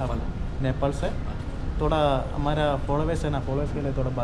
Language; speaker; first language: Hindi; non-native, local second language; Malayalam